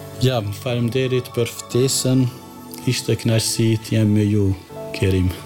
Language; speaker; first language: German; non-native, fluent; Albanian